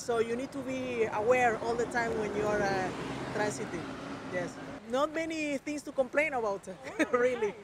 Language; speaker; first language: English; non-native, fluent; Spanish